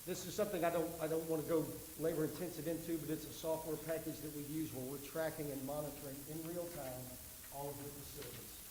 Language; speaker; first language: English; native; English